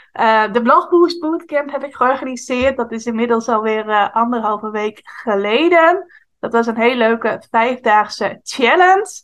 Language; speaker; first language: Dutch; native; Dutch